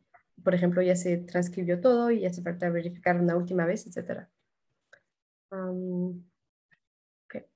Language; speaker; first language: Spanish; non-native, fluent; French